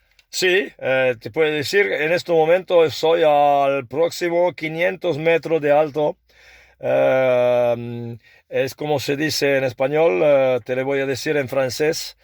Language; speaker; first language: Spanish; non-native, learner; French